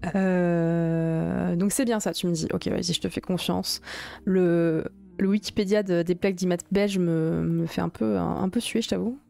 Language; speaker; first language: French; native; French